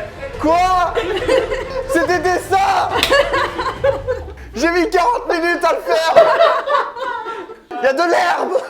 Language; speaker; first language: French; native; French